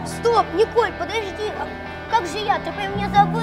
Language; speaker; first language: Russian; native; Russian